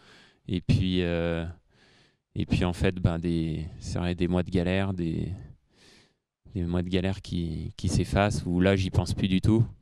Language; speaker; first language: French; native; French